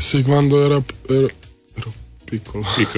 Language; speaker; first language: Italian; non-native, learner; Serbian